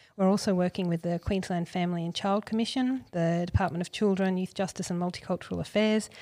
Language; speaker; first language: English; native; English